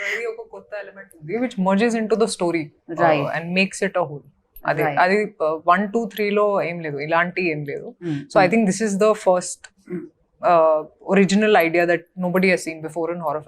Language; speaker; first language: Telugu; non-native, fluent; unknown